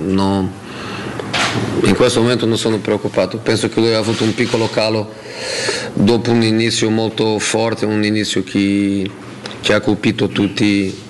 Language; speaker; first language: Italian; non-native, fluent; Portuguese